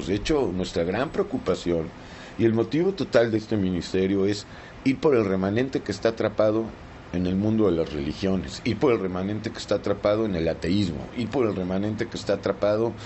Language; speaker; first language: Spanish; native; Spanish